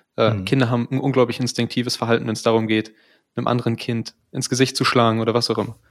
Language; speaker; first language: German; native; German